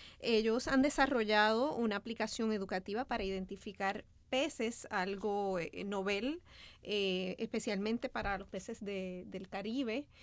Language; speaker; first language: Spanish; native; Spanish